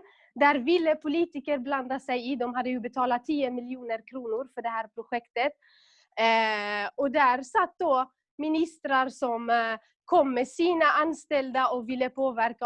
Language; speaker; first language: Swedish; non-native, local second language; Kurdish